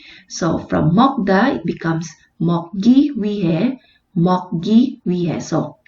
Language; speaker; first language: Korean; non-native, fluent; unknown